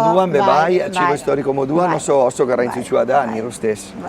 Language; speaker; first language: Basque; non-native, learner; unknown